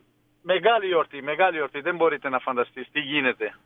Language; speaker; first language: Greek; non-native, fluent; Portuguese